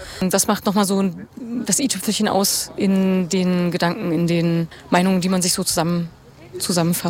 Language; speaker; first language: German; native; German